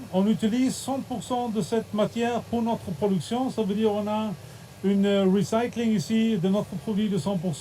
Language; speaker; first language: French; non-native, fluent; German